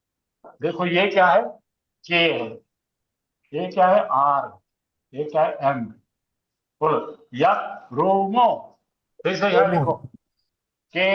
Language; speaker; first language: Hindi; native; Hindi